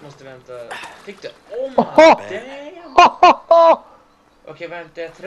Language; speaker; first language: Swedish; native; Swedish